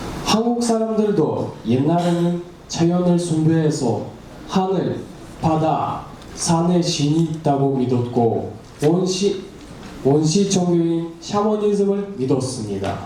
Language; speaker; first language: Korean; non-native, learner; Kyrgyz